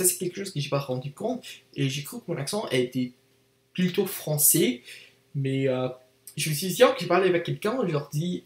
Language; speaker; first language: French; non-native, learner; English